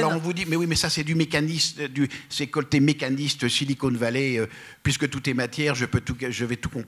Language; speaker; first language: French; native; French